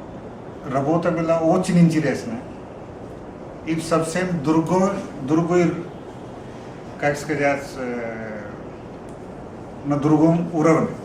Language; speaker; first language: Russian; non-native, learner; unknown